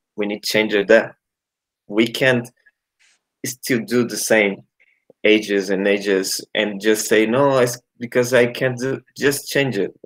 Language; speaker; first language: English; non-native, learner; Portuguese